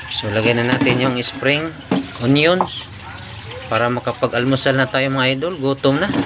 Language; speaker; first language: Filipino; non-native, local second language; Cebuano